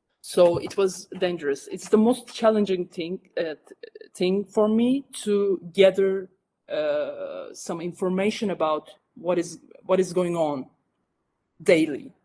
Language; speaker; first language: English; non-native, fluent; Turkish